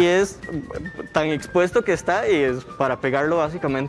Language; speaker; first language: Spanish; native; Spanish